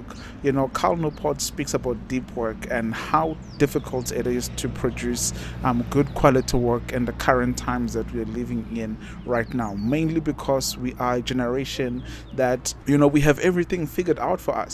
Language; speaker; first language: English; non-native, local second language; Zulu